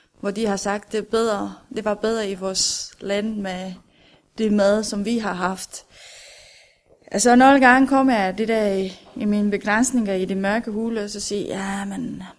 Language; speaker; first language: Danish; non-native, fluent; Romanian